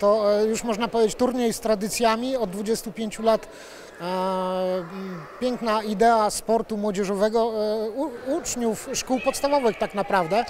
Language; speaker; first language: Polish; native; Polish